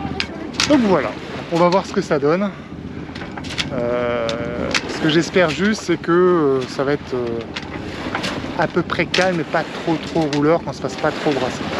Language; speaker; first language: French; native; French